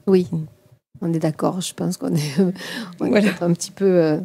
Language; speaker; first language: French; native; French